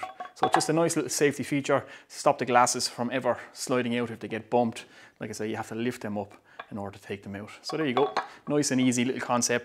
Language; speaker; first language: English; native; English